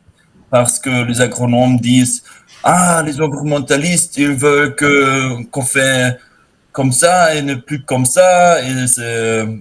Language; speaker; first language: French; non-native, fluent; German